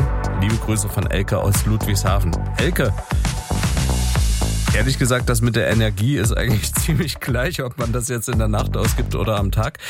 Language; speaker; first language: German; native; German